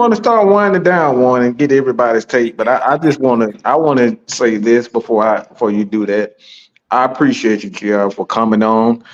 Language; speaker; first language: English; native; English